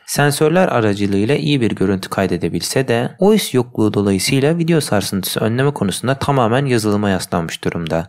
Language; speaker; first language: Turkish; native; Turkish